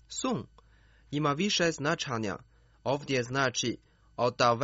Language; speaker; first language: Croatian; non-native, fluent; Chinese